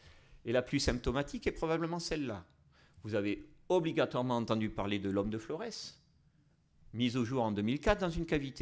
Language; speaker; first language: French; native; French